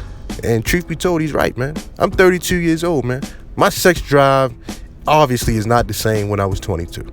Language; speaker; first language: English; native; English